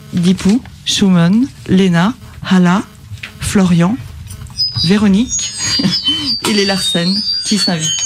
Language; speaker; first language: French; native; French